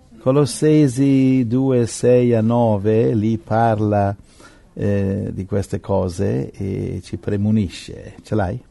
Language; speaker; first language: Italian; native; Italian